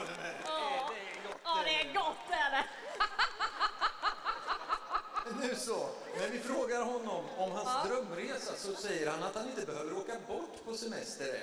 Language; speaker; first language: Swedish; native; Swedish